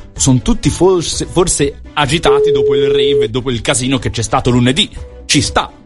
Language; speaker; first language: Italian; native; Italian